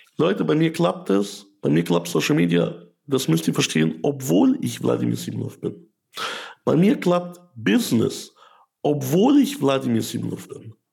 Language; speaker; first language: German; early bilingual, other home language; Russian